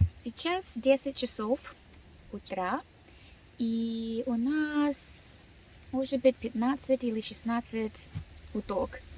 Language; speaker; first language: Russian; non-native, learner; English